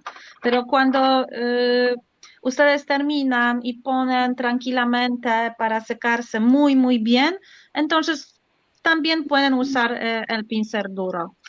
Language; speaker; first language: Spanish; non-native, learner; Polish